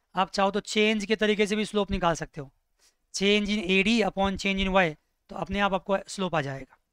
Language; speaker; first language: Hindi; native; Hindi